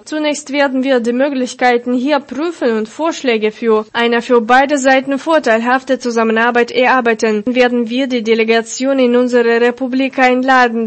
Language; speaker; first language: German; non-native, fluent; Russian